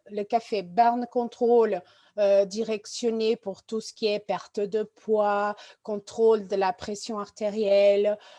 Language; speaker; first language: French; non-native, fluent; Portuguese